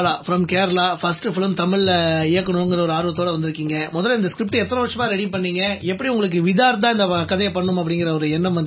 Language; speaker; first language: Tamil; native; Tamil